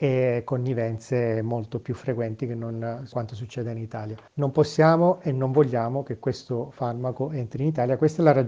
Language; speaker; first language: Italian; native; Italian